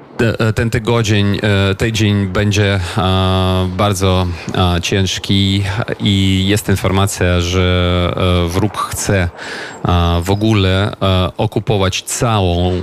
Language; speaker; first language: Polish; non-native, fluent; Ukrainian